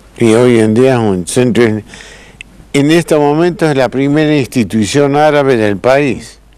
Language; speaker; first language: Spanish; native; Spanish